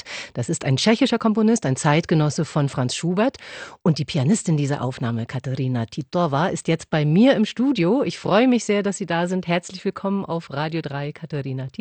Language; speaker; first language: German; native; German